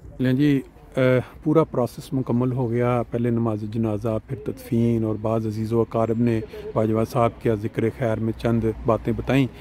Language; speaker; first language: Urdu; non-native, local second language; Punjabi